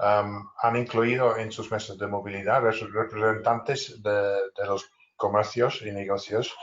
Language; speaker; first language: Spanish; non-native, fluent; English